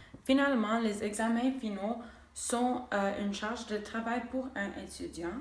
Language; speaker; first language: French; non-native, local second language; English